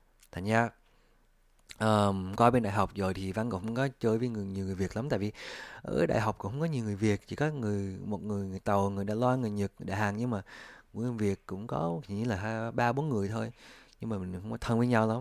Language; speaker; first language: Vietnamese; early bilingual, other home language; English